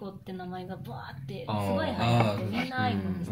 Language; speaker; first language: Japanese; native; Japanese